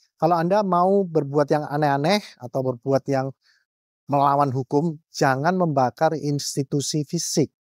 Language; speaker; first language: Indonesian; native; Indonesian